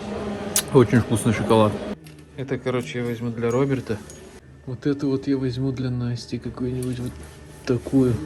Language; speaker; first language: Russian; native; Russian